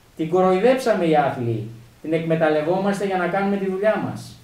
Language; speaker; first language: Greek; native; Greek